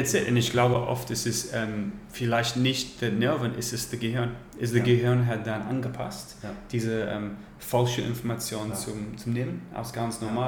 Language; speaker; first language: German; non-native, learner; English